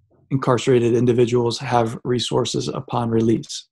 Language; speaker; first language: English; native; English